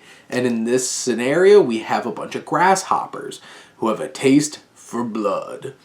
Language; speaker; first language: English; native; English